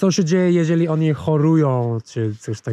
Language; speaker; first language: Polish; non-native, fluent; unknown